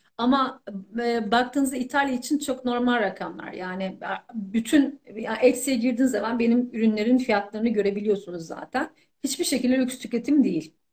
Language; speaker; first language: Turkish; native; Turkish